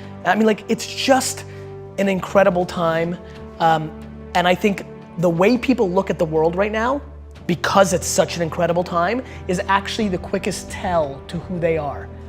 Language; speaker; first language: English; early bilingual, other home language; Russian